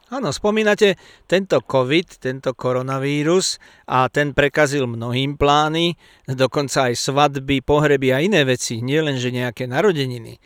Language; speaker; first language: Slovak; native; Slovak